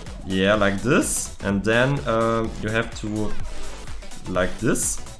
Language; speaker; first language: English; non-native, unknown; German